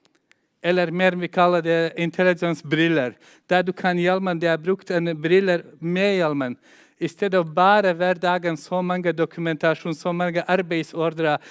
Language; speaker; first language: Norwegian; non-native, fluent; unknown